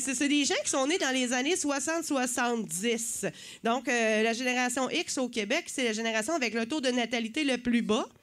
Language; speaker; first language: French; native; French